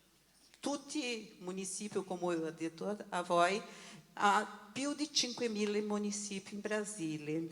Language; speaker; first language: Italian; non-native, learner; Portuguese